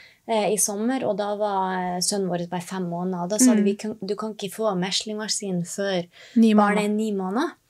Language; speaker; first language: Norwegian; native; Norwegian